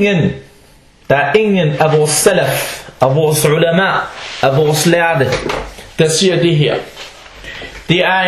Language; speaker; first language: Danish; non-native, fluent; Arabic